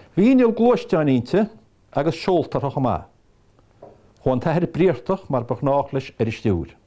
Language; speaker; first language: Irish; native; Irish